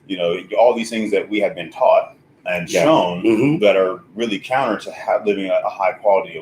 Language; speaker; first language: English; native; English